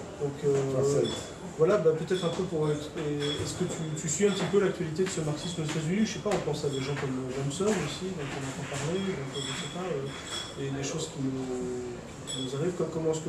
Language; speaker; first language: French; native; French